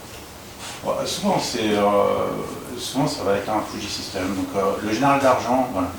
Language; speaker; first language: French; native; French